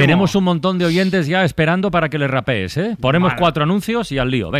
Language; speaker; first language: Spanish; native; Spanish